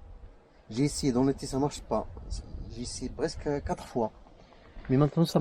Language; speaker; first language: French; non-native, learner; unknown